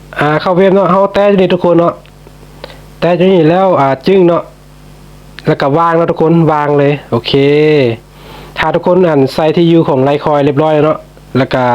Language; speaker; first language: Thai; non-native, local second language; Lao